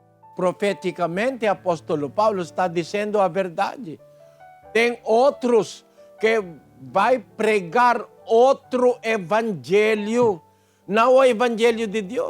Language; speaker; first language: Portuguese; non-native, fluent; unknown